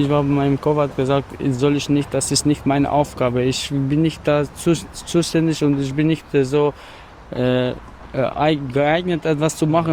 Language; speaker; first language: German; non-native, learner; Albanian